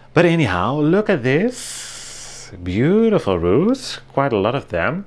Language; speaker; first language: English; non-native, fluent; Dutch